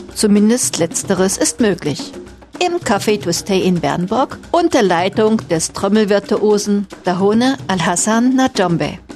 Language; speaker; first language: German; native; German